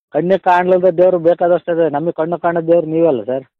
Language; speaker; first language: Kannada; native; Kannada